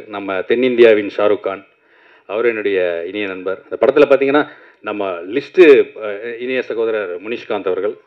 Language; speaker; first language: Tamil; native; Tamil